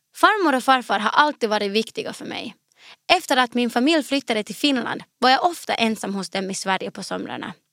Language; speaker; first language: Swedish; native; Swedish